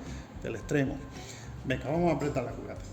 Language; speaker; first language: Spanish; native; Spanish